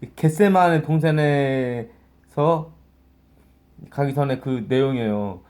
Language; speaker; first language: Korean; native; Korean